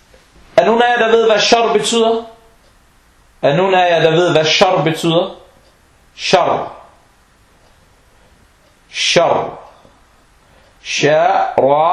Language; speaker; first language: Danish; early bilingual, other home language; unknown